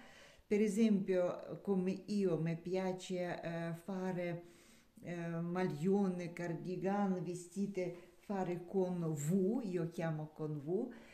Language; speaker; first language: Italian; non-native, learner; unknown